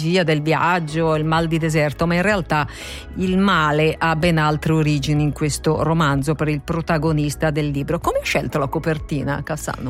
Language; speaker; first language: Italian; native; Italian